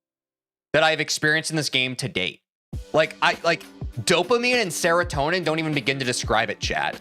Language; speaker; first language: English; native; English